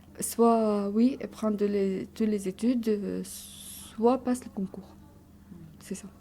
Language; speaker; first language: French; non-native, learner; Arabic